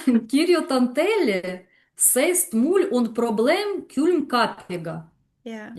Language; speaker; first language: Estonian; non-native, learner; Russian